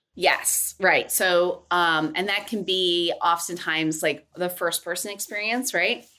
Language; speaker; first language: English; native; English